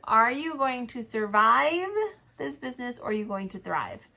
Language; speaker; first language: English; native; English